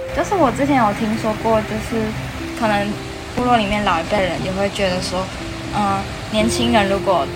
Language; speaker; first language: Chinese; native; Chinese